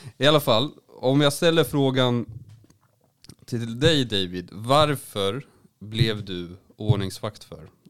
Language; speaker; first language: Swedish; native; Swedish